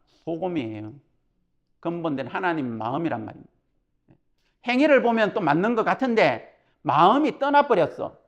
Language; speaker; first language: Korean; native; Korean